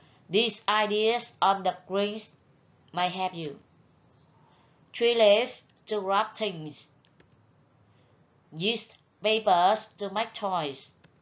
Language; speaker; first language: English; non-native, fluent; Vietnamese